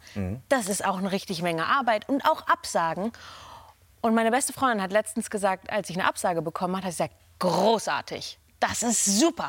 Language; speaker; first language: German; native; German